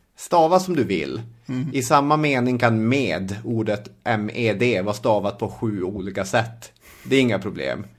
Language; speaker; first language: Swedish; native; Swedish